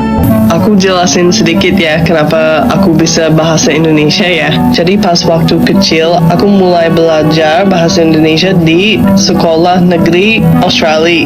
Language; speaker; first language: Indonesian; non-native, fluent; English